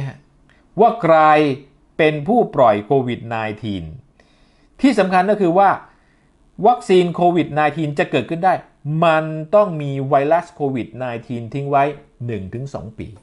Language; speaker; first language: Thai; native; Thai